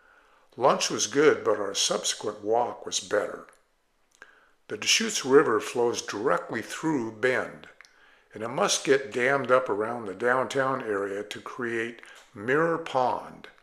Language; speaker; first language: English; native; English